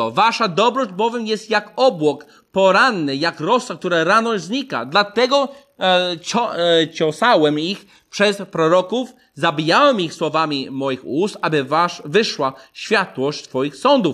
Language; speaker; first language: Polish; non-native, fluent; English